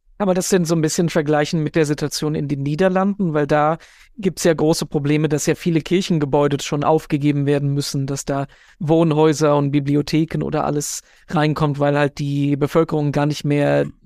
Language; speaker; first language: German; native; German